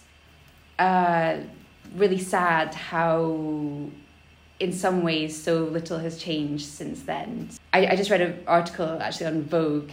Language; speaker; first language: English; native; English